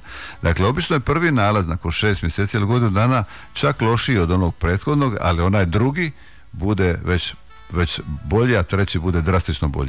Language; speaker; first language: Croatian; native; Croatian